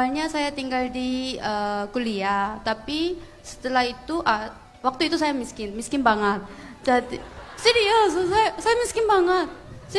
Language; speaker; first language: Indonesian; non-native, fluent; Korean